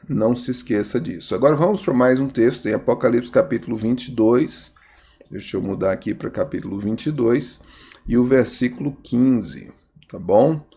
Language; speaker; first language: Portuguese; native; Portuguese